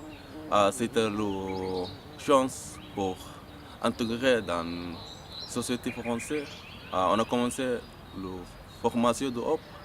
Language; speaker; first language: French; non-native, learner; Arabic